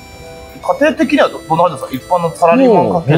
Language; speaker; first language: Japanese; native; Japanese